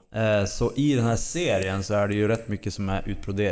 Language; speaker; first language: Swedish; native; Swedish